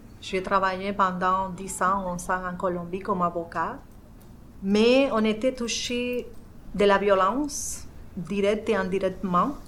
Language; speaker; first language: French; non-native, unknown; Spanish